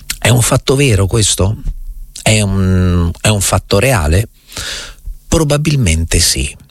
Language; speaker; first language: Italian; native; Italian